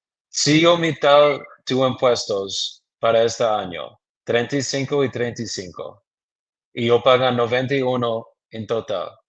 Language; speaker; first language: Spanish; non-native, learner; English